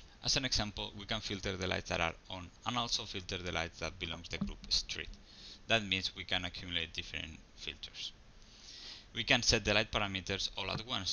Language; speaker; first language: English; non-native, fluent; Spanish